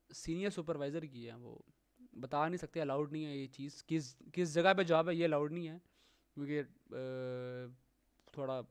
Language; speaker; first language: Urdu; native; Urdu